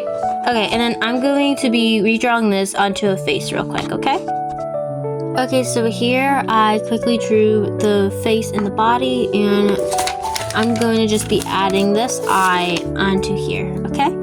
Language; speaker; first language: English; native; English